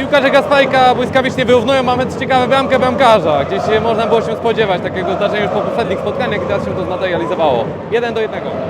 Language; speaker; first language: Polish; native; Polish